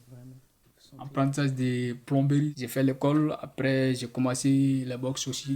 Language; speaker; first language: French; non-native, learner; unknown